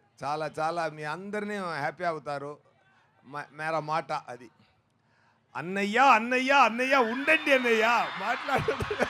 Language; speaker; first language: Telugu; non-native, fluent; Tamil